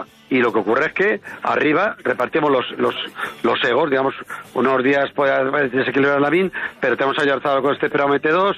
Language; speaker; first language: Spanish; native; Spanish